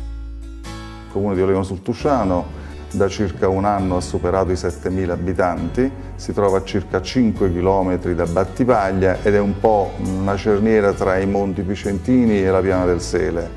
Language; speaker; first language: Italian; native; Italian